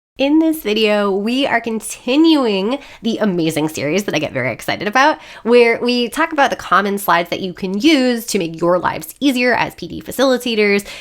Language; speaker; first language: English; native; English